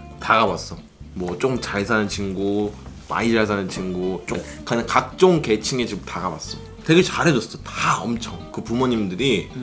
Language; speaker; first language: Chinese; non-native, fluent; Korean